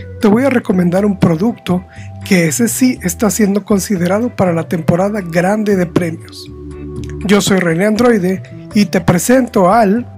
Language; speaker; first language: Spanish; native; Spanish